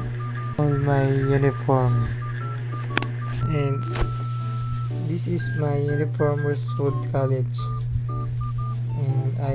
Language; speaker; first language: English; non-native, learner; Cebuano